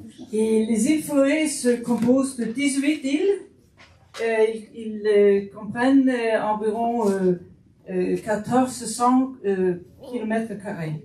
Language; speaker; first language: French; non-native, fluent; Faroese